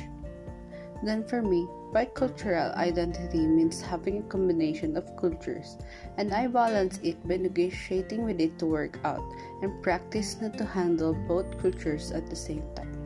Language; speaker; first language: English; non-native, local second language; Filipino